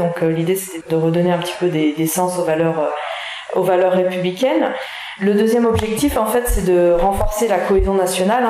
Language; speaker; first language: French; native; French